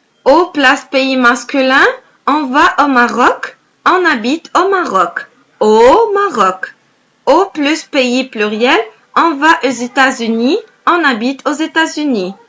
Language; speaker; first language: French; non-native, fluent; Arabic